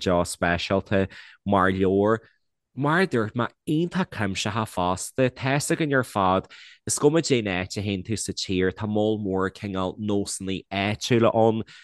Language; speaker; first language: Irish; non-native, local second language; English